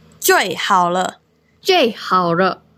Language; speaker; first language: Chinese; non-native, learner; Korean